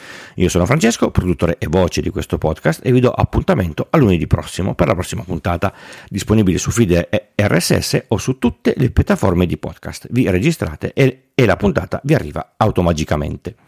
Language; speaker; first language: Italian; native; Italian